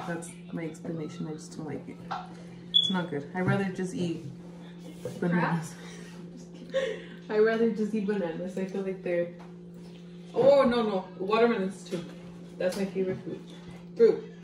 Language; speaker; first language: English; early bilingual, other home language; Spanish